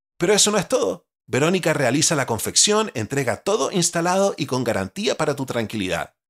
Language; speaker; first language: Spanish; native; Spanish